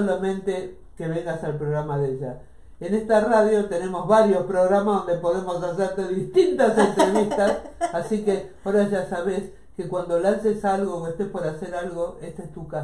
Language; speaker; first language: Spanish; native; Spanish